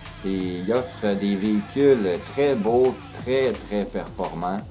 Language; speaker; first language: French; native; French